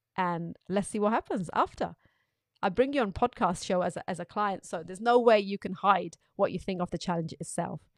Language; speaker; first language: English; non-native, local second language; Urdu